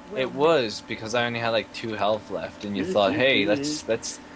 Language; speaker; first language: English; native; English